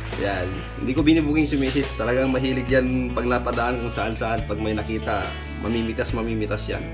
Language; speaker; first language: Filipino; non-native, local second language; Iloko